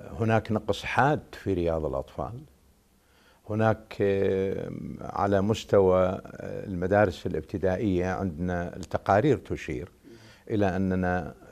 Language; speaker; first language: Arabic; native; Arabic